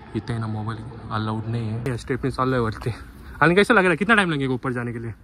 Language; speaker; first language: Hindi; non-native, local second language; Marathi